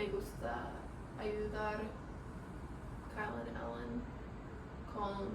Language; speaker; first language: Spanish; non-native, learner; English